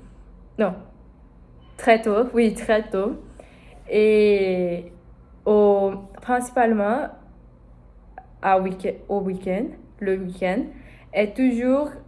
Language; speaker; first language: French; non-native, learner; Portuguese